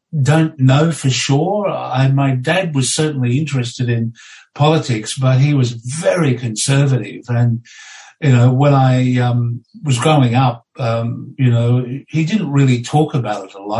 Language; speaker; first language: English; native; English